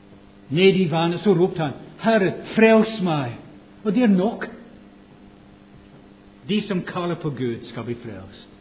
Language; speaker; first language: Swedish; non-native, fluent; English